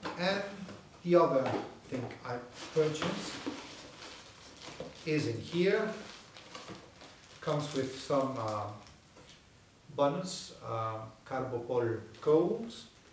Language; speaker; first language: English; non-native, fluent; Spanish